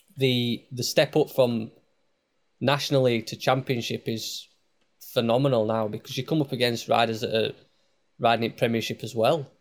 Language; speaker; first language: English; native; English